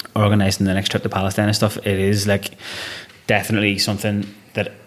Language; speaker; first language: English; non-native, local second language; Irish